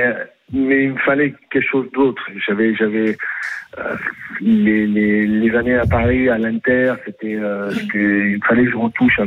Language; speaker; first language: French; native; French